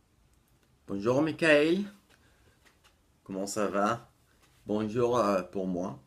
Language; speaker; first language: French; non-native, fluent; Portuguese